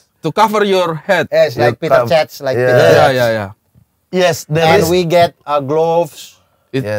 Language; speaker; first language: English; non-native, learner; Indonesian